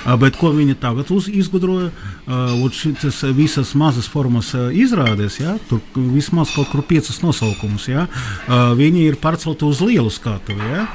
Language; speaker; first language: Latvian; non-native, local second language; Russian